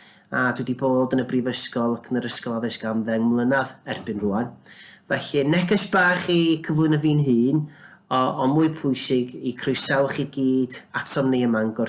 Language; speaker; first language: Welsh; native; Welsh